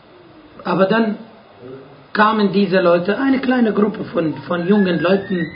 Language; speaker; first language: German; non-native, fluent; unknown